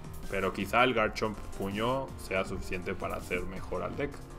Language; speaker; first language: Spanish; native; Spanish